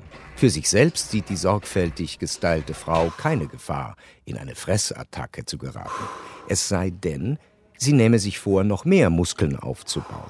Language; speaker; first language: German; native; German